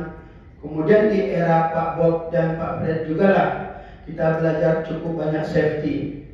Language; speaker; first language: Indonesian; native; Indonesian